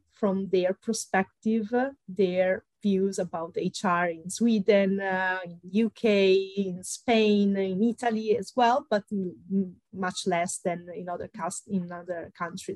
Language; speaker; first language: English; non-native, fluent; Italian